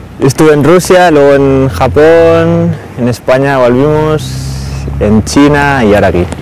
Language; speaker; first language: Spanish; native; Spanish